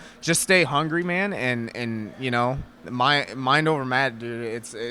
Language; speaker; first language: English; native; English